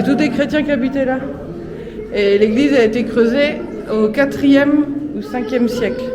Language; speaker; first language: French; native; French